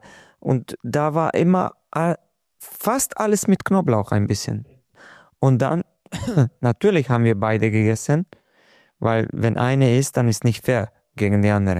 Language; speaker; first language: German; non-native, local second language; Hungarian